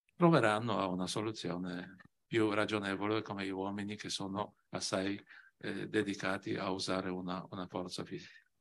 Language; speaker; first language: Italian; non-native, fluent; Polish